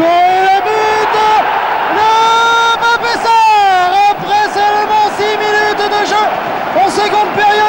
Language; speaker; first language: French; native; French